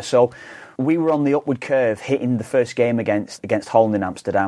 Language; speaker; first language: English; native; English